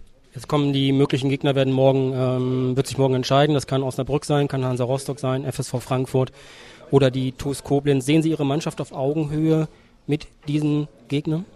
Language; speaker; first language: German; native; German